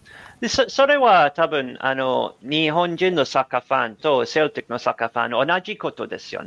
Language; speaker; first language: Japanese; non-native, learner; English